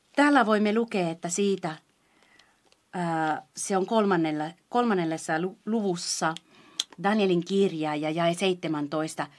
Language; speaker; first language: Finnish; non-native, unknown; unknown